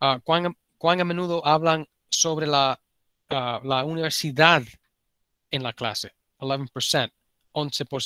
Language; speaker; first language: Spanish; early bilingual, heritage; Spanish